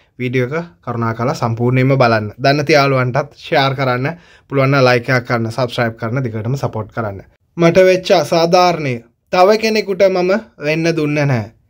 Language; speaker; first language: Sinhala; non-native, local second language; Tamil